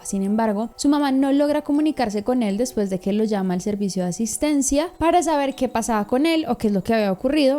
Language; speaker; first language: Spanish; native; Spanish